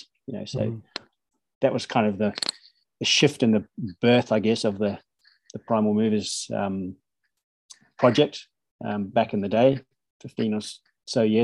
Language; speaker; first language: English; native; English